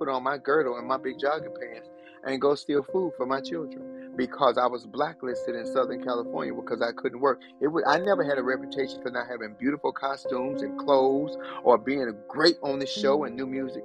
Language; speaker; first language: English; native; English